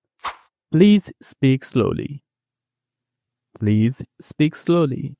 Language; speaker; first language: English; non-native, fluent; Bangla